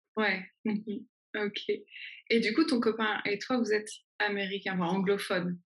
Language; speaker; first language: French; native; French